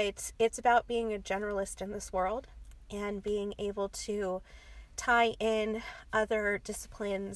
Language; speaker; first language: English; native; English